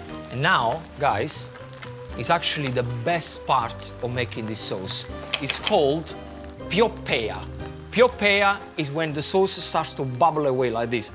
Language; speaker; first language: English; non-native, fluent; Italian